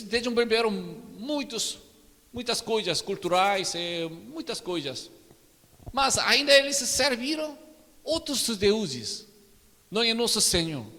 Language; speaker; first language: Portuguese; non-native, learner; Korean